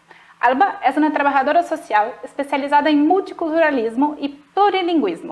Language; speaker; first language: Spanish; non-native, fluent; Portuguese